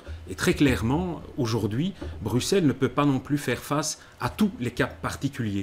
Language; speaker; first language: French; native; French